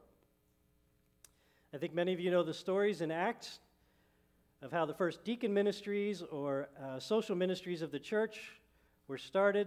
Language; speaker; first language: English; native; English